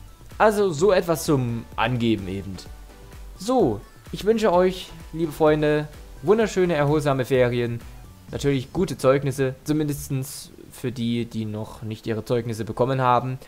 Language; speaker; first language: German; native; German